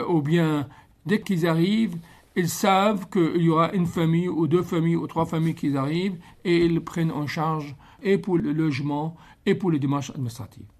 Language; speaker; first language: French; non-native, fluent; Arabic